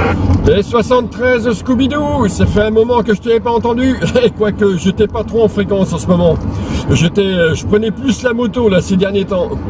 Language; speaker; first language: French; native; French